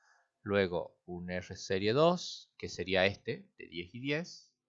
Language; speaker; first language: Spanish; native; Spanish